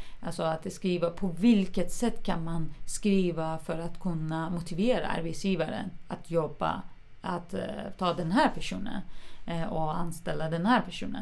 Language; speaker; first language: Swedish; non-native, fluent; Persian